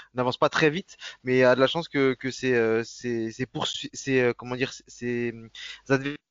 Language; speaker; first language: French; native; French